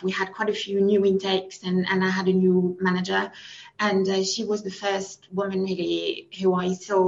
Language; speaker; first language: English; non-native, fluent; French